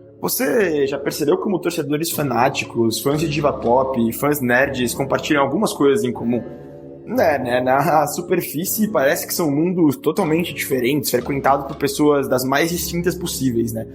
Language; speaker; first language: Portuguese; native; Portuguese